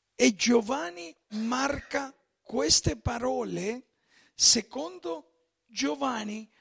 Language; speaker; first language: Italian; non-native, fluent; Spanish